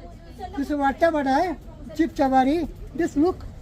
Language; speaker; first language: English; non-native, learner; Tamil